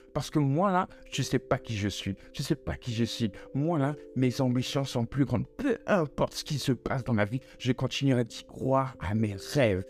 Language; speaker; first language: French; native; French